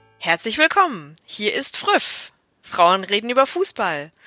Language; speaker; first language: German; native; German